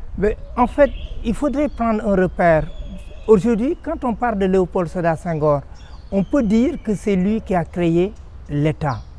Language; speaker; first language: French; non-native, local second language; Wolof